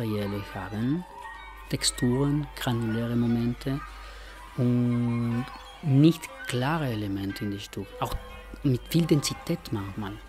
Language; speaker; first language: German; non-native, fluent; Spanish